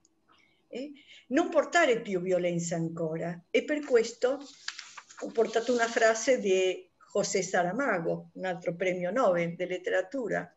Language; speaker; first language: Italian; non-native, fluent; Spanish